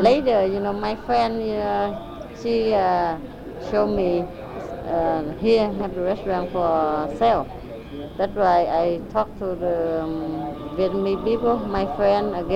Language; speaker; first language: English; non-native, learner; Vietnamese